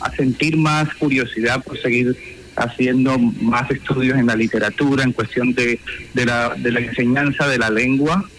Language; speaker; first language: Spanish; native; Spanish